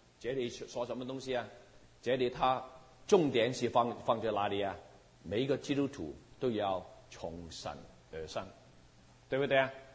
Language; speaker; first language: Chinese; non-native, local second language; Cantonese